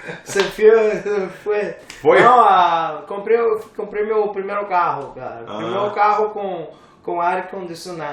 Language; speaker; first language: Portuguese; non-native, learner; English